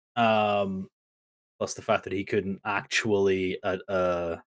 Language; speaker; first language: English; native; English